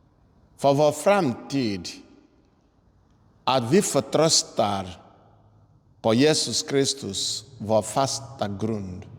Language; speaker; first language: Swedish; non-native, fluent; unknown